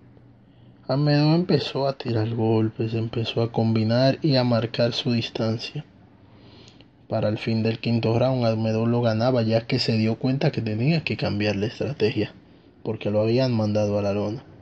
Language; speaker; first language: Spanish; native; Spanish